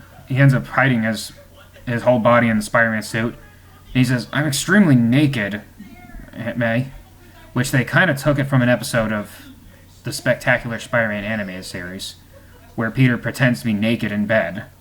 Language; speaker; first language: English; native; English